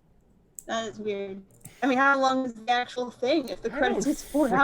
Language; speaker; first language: English; native; English